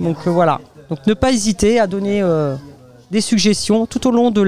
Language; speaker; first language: French; native; French